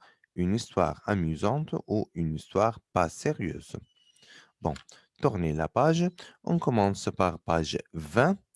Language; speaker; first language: French; non-native, fluent; Arabic